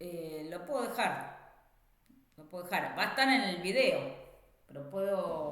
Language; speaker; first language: Spanish; native; Spanish